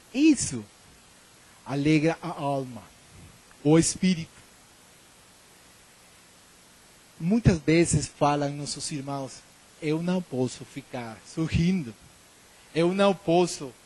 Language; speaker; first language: Portuguese; non-native, learner; Spanish